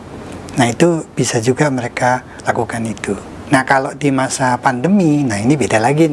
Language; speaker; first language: Indonesian; native; Indonesian